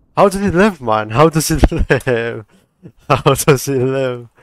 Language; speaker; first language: English; native; English